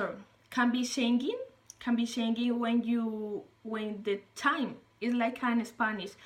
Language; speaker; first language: English; non-native, learner; Spanish